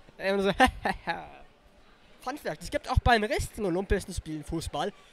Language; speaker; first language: German; native; German